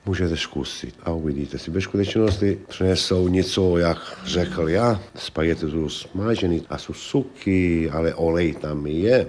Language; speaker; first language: Czech; non-native, learner; Italian